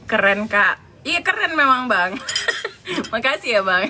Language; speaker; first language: Indonesian; native; Indonesian